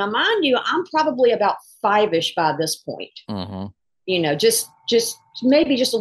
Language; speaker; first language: English; native; English